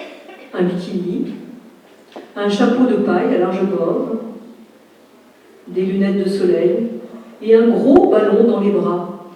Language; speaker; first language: French; native; French